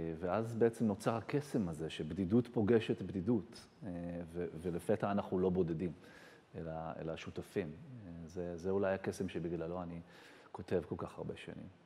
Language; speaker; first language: Hebrew; native; Hebrew